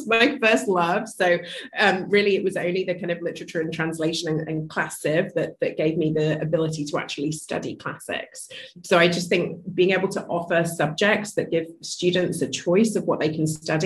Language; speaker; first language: English; native; English